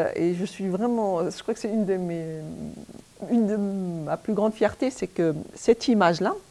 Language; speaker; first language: French; native; French